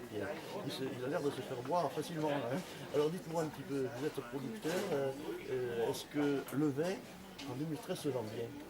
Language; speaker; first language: French; native; French